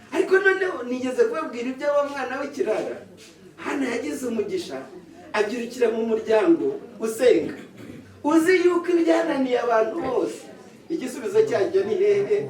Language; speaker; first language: Kinyarwanda; early bilingual, heritage; Kinyarwanda